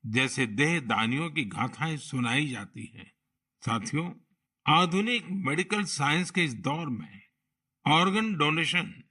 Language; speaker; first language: Hindi; non-native, local second language; Gujarati